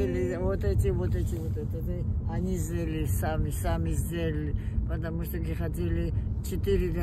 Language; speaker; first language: Russian; non-native, local second language; Georgian